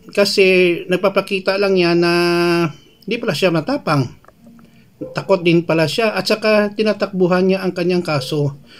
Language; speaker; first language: Filipino; non-native, local second language; Hiligaynon